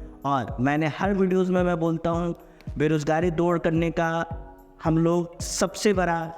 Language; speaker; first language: Hindi; native; Hindi